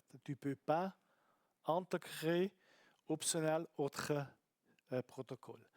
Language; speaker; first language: French; non-native, learner; Italian